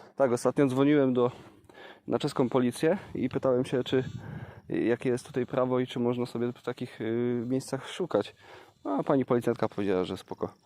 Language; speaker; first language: Polish; native; Polish